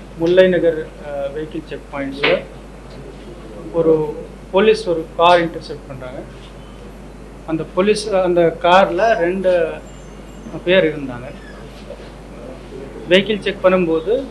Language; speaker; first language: Tamil; non-native, local second language; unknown